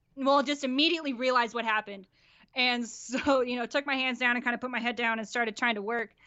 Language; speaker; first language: English; native; English